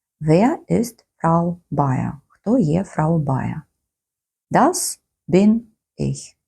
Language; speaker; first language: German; non-native, fluent; Ukrainian